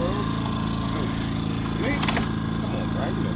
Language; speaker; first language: English; native; English